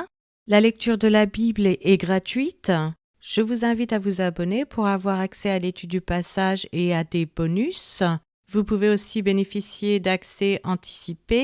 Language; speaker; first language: French; native; French